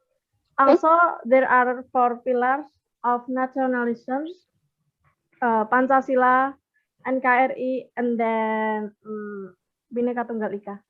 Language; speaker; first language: English; non-native, learner; Indonesian